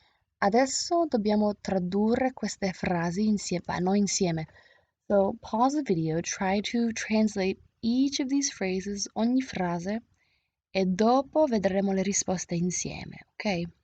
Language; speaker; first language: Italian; non-native, fluent; English